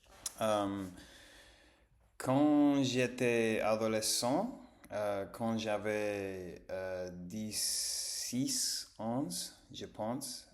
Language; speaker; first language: French; non-native, learner; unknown